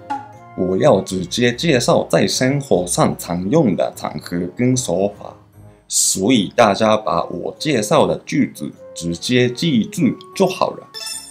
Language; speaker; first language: Chinese; non-native, fluent; Japanese